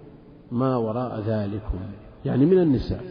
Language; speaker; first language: Arabic; native; Arabic